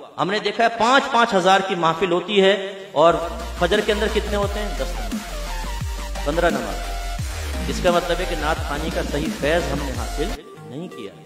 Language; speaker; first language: Urdu; native; Urdu